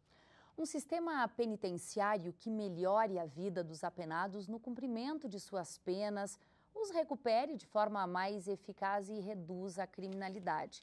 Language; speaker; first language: Portuguese; native; Portuguese